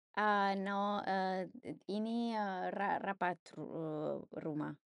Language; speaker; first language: Indonesian; non-native, learner; English